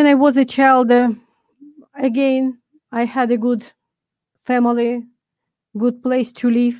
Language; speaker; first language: English; non-native, fluent; Russian